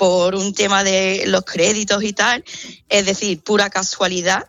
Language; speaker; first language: Spanish; non-native, fluent; English